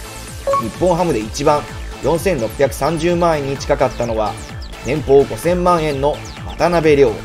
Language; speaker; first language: Japanese; native; Japanese